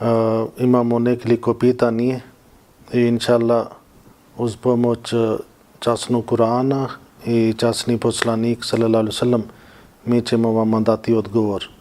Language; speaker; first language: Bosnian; non-native, learner; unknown